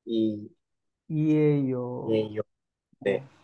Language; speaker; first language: Korean; non-native, learner; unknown